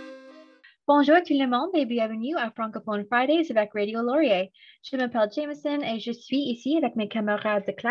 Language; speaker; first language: French; non-native, fluent; English